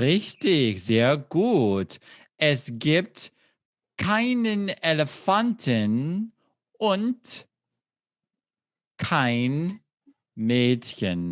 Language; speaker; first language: German; non-native, fluent; English